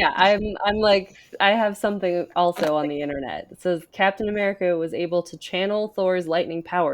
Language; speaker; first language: English; native; English